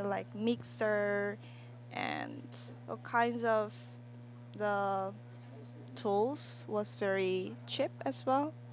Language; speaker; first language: English; non-native, learner; Korean